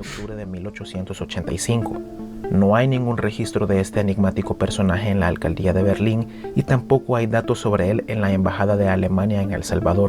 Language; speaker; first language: Spanish; native; Spanish